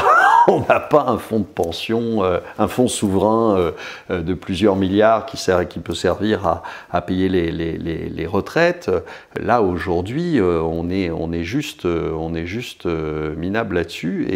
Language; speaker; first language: French; native; French